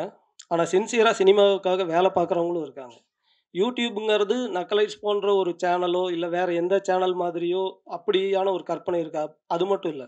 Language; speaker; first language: Tamil; native; Tamil